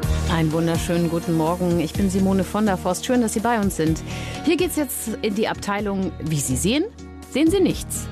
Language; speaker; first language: German; native; German